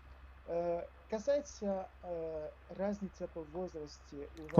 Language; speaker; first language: Russian; non-native, learner; French